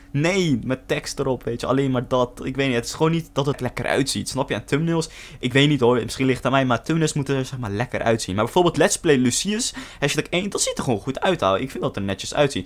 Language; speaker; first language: Dutch; early bilingual, other home language; Turkish